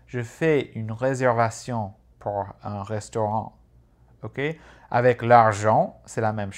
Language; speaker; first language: French; non-native, fluent; English